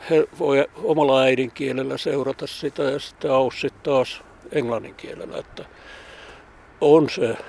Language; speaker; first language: Finnish; native; Finnish